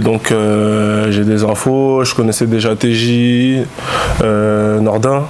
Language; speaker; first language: French; native; French